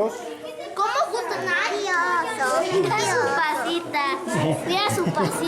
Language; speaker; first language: Spanish; native; Spanish